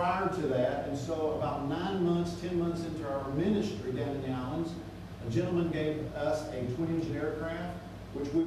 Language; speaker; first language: English; native; English